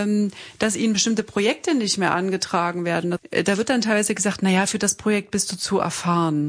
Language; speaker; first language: German; native; German